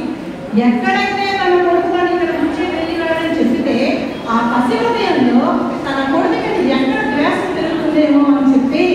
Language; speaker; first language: Telugu; native; Telugu